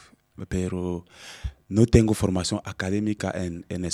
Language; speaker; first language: Spanish; non-native, learner; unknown